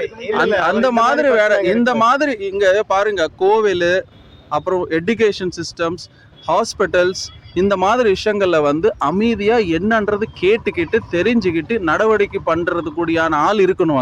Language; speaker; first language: Tamil; native; Tamil